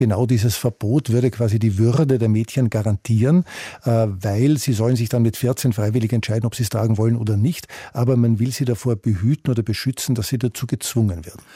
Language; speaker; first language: German; native; German